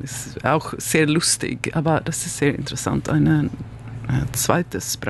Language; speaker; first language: German; non-native, learner; Swedish